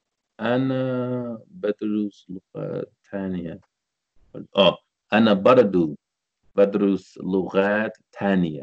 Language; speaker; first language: Arabic; non-native, learner; English